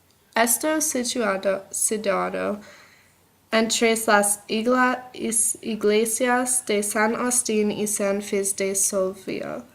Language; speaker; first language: Spanish; non-native, learner; English